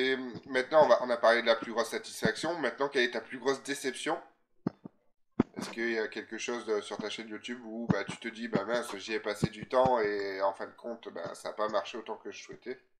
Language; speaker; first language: French; native; French